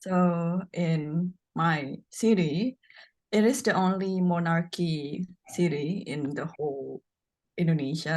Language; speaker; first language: English; non-native, learner; Indonesian